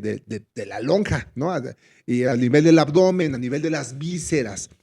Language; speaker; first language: Spanish; native; Spanish